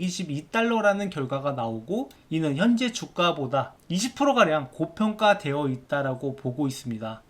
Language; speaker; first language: Korean; native; Korean